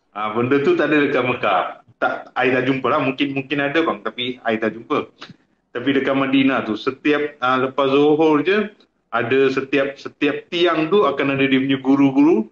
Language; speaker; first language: Malay; non-native, local second language; Tamil